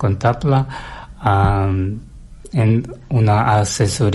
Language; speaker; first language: Catalan; non-native, learner; Russian